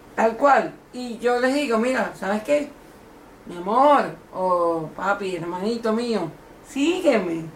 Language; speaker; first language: Spanish; native; Spanish